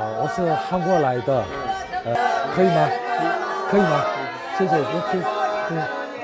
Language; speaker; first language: Chinese; non-native, fluent; Korean